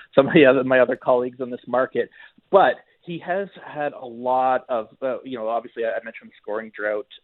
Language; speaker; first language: English; native; English